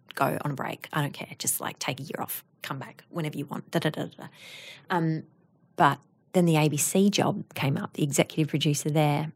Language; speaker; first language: English; native; English